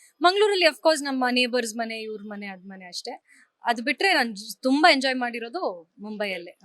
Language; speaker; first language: Kannada; non-native, local second language; Konkani